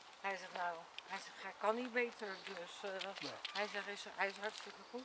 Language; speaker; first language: Dutch; native; Dutch